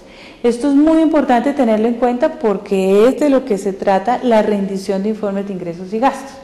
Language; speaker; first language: Spanish; native; Spanish